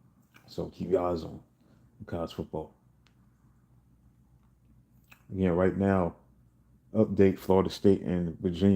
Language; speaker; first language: English; native; English